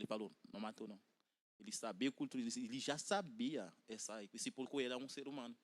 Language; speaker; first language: Portuguese; non-native, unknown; Haitian Creole